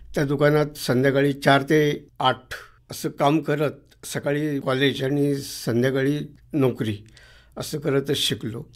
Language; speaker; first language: Marathi; native; Marathi